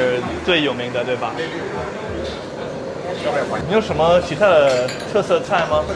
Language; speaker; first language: Chinese; non-native, fluent; English